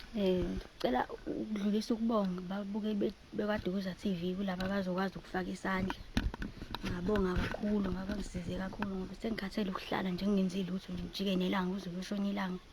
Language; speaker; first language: Zulu; native; Zulu